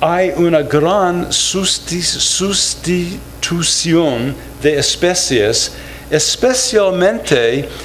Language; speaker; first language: Spanish; non-native, fluent; English